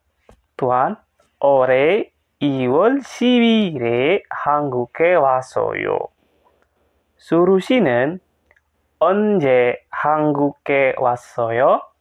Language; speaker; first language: Korean; non-native, fluent; Indonesian